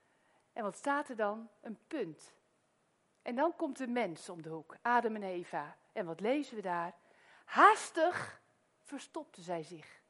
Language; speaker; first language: Dutch; native; Dutch